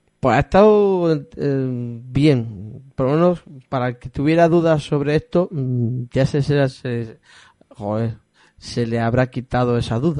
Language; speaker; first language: Spanish; native; Spanish